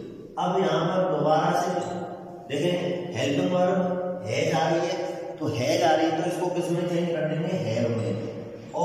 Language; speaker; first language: Hindi; native; Hindi